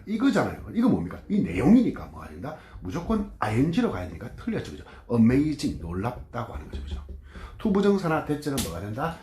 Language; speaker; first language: Korean; native; Korean